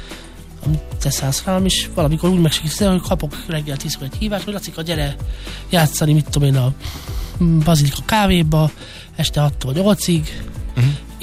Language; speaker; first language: Hungarian; native; Hungarian